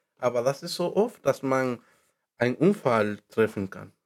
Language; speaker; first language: German; non-native, learner; Spanish